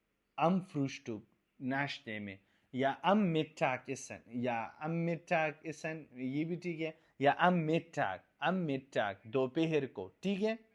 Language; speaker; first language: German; non-native, fluent; Urdu